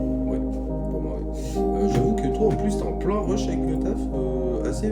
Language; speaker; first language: French; native; French